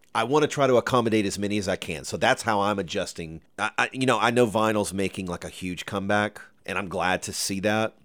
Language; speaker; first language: English; native; English